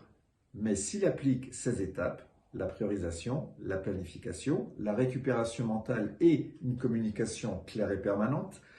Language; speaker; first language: French; native; French